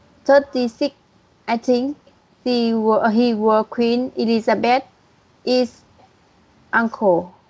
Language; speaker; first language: English; non-native, learner; Vietnamese